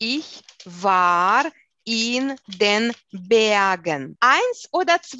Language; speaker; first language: German; non-native, fluent; Russian